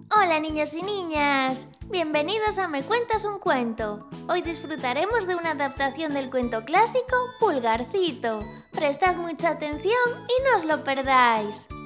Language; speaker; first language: Spanish; native; Spanish